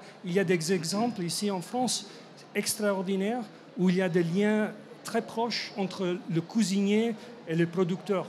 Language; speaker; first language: French; non-native, fluent; English